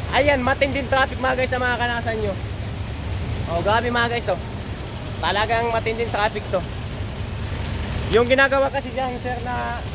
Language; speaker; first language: Filipino; non-native, local second language; Bikol